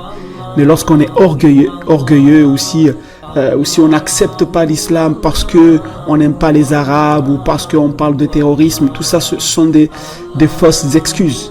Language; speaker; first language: French; native; French